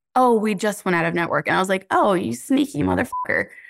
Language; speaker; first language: English; native; English